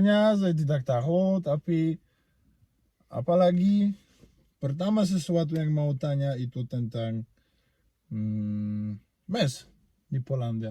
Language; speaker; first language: Indonesian; non-native, learner; Polish